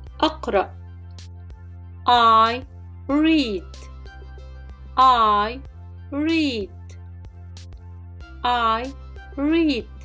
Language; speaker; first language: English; non-native, fluent; Arabic